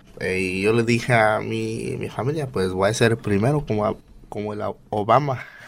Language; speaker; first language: Spanish; non-native, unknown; English